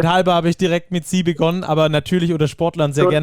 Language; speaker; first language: German; native; German